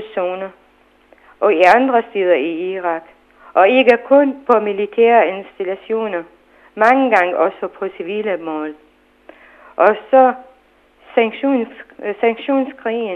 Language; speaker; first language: Danish; non-native, fluent; Arabic